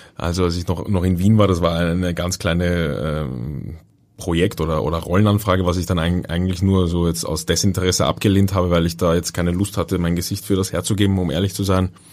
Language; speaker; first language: German; native; German